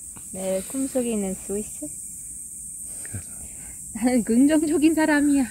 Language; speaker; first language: Korean; non-native, fluent; Russian